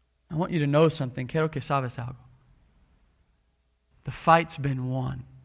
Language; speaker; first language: English; native; English